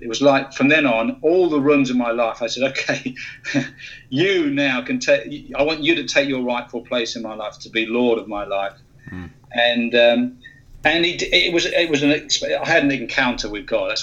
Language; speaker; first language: English; native; English